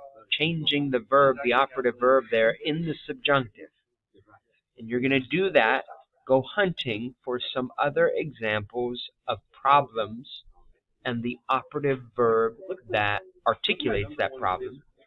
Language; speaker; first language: English; native; English